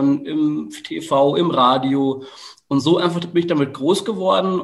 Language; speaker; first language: German; native; German